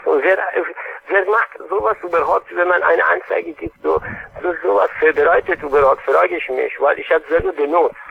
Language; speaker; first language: German; non-native, learner; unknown